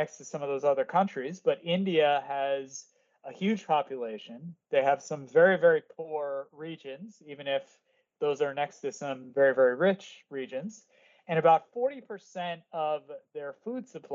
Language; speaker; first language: English; native; English